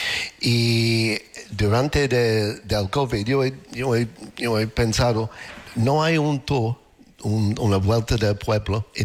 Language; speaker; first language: Spanish; non-native, learner; English